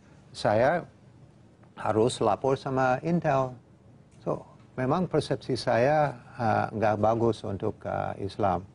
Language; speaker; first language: Indonesian; non-native, fluent; English